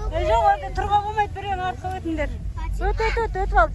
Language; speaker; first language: Kazakh; native; Kazakh